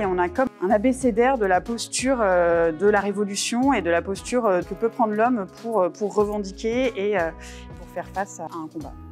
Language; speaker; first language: French; native; French